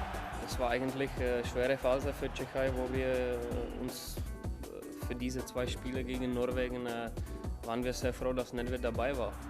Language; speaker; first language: German; non-native, fluent; Czech